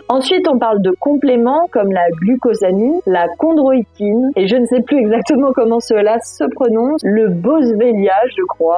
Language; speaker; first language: French; native; French